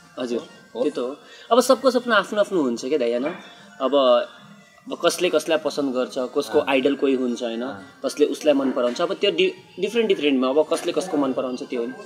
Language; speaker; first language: Nepali; non-native, local second language; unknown